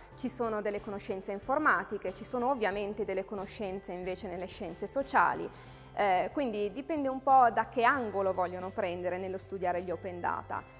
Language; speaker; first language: Italian; native; Italian